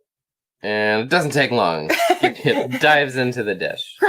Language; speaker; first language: English; native; English